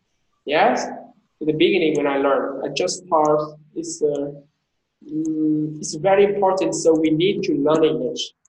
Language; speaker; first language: English; non-native, fluent; Vietnamese